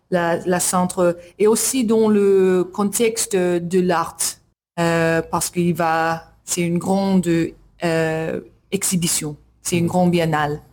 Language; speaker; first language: French; non-native, learner; English